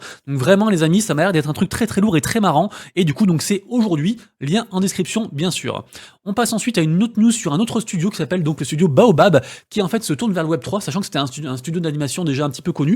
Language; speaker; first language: French; native; French